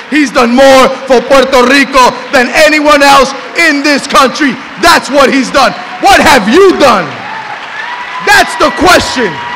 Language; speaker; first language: English; early bilingual, other home language; Spanish